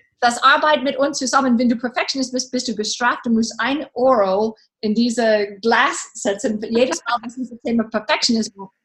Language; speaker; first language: German; non-native, learner; English